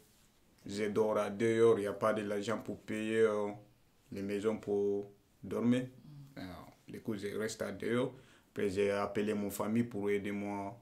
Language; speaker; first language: French; non-native, learner; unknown